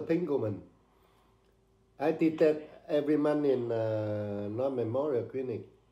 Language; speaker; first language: English; non-native, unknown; Vietnamese